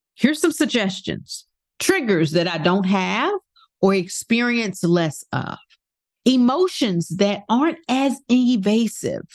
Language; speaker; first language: English; native; English